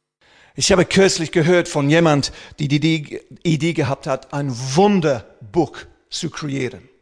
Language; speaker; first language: German; non-native, fluent; English